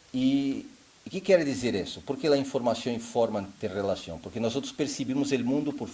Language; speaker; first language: Spanish; non-native, fluent; Portuguese